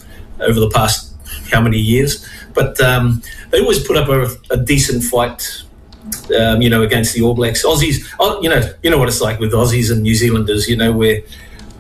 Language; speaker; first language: English; native; English